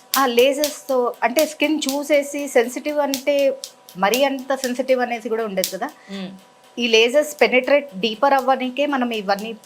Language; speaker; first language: Telugu; non-native, local second language; Bangla